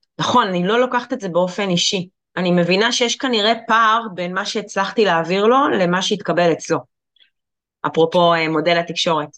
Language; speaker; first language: Hebrew; early bilingual, other home language; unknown